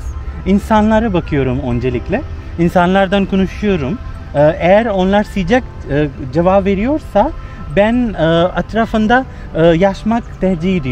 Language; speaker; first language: Turkish; non-native, learner; Urdu